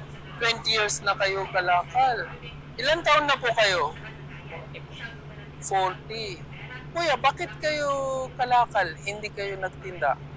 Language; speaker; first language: Filipino; non-native, learner; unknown